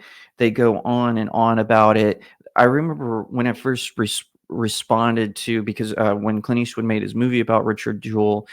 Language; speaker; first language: English; native; English